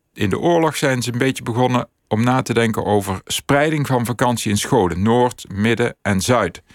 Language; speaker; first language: Dutch; native; Dutch